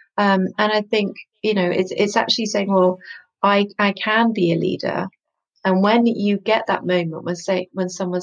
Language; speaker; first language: English; native; English